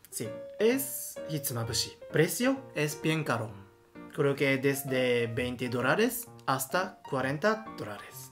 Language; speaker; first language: Spanish; non-native, learner; Japanese